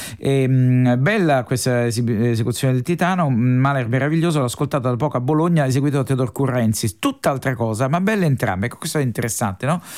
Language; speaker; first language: Italian; native; Italian